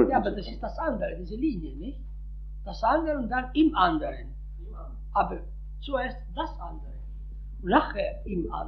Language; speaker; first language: German; non-native, fluent; Italian